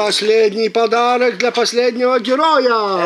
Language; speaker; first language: Russian; early bilingual, heritage; Russian